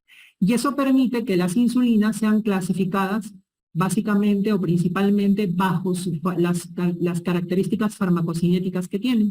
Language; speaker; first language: Spanish; native; Spanish